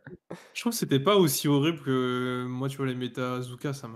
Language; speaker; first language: French; native; French